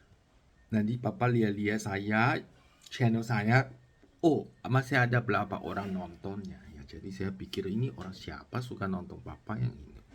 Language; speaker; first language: Indonesian; non-native, learner; Chinese